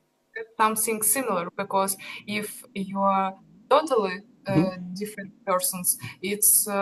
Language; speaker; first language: English; non-native, learner; Russian